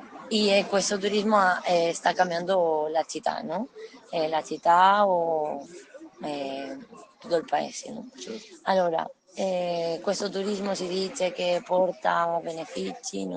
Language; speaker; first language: Italian; non-native, learner; Spanish